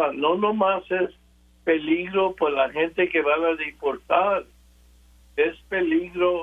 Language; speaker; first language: Spanish; early bilingual, other home language; English